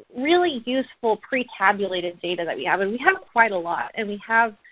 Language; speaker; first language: English; native; English